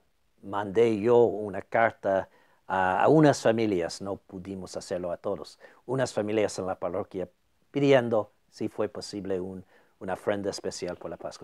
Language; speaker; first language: Spanish; non-native, fluent; English